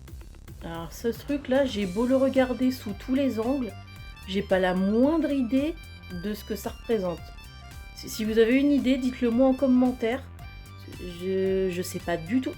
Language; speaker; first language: French; native; French